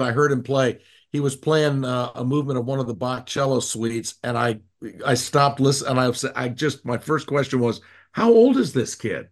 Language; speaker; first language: English; native; English